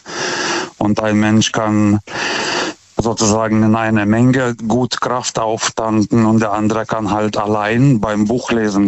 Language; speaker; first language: German; native; German